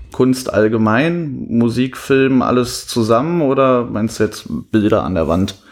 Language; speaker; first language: German; native; German